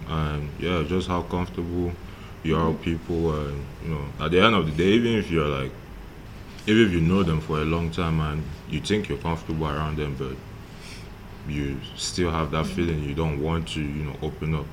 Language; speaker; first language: English; non-native, local second language; French